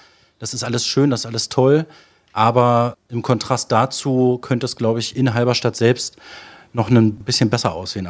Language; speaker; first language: German; native; German